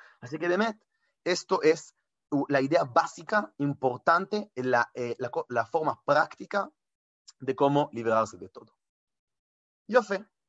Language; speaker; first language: Spanish; non-native, fluent; Hebrew